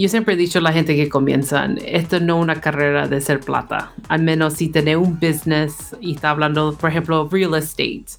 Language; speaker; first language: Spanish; early bilingual, heritage; Spanish